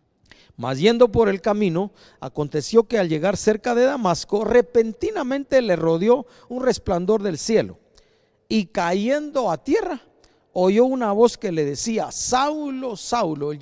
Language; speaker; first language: Spanish; native; Spanish